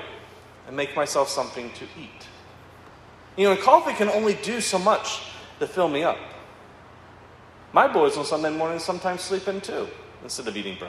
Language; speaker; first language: English; native; English